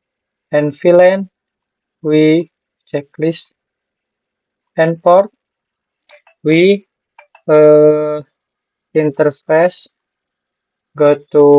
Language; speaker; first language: English; non-native, learner; Indonesian